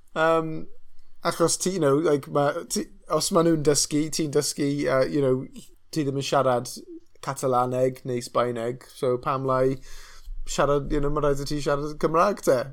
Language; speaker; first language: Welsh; non-native, local second language; English